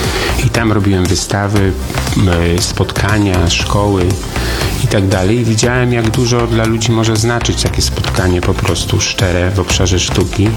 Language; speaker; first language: Polish; native; Polish